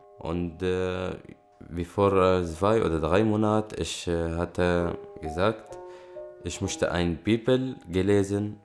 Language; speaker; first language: German; non-native, learner; Arabic